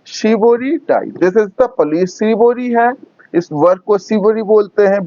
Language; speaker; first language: Hindi; non-native, local second language; Bangla